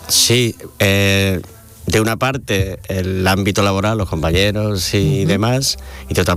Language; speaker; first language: Spanish; native; Spanish